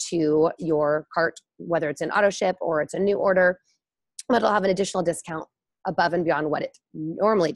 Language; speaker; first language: English; native; English